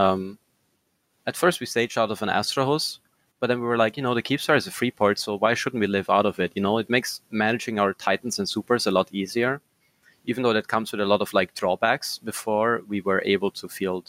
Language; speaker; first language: English; non-native, fluent; German